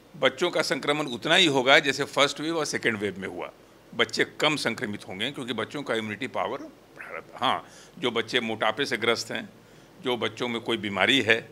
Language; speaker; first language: Hindi; native; Hindi